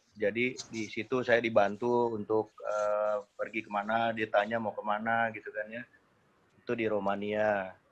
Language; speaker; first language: Indonesian; native; Indonesian